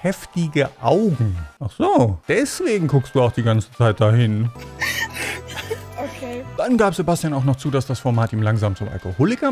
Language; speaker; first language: German; native; German